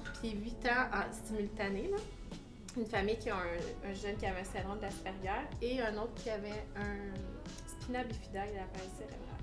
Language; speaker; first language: French; native; French